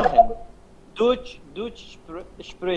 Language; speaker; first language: German; non-native, learner; Hindi